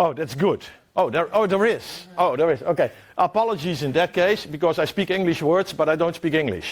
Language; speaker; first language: English; non-native, fluent; Dutch